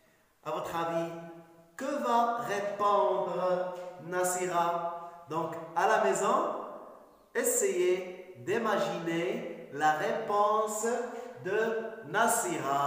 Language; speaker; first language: French; non-native, local second language; Arabic